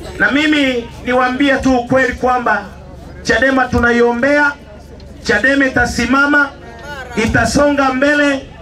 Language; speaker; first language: Swahili; native; Swahili